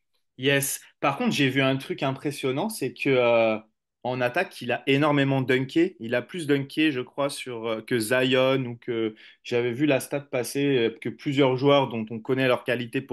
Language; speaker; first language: French; native; French